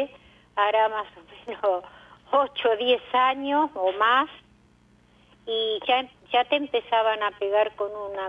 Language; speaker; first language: Spanish; native; Spanish